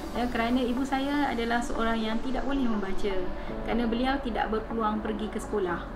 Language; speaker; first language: Malay; native; Malay